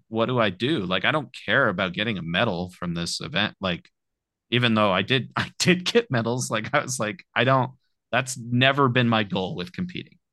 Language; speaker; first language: English; native; English